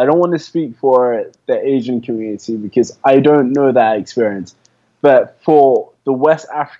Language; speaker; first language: English; native; English